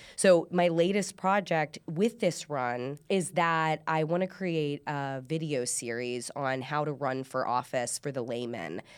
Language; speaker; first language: English; early bilingual, other home language; Persian